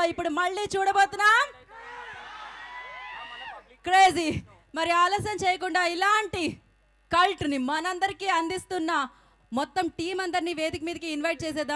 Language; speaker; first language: Telugu; native; Telugu